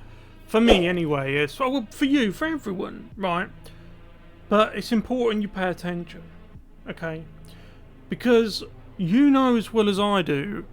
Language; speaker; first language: English; native; English